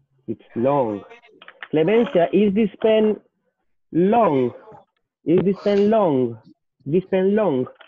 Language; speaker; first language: English; non-native, fluent; Spanish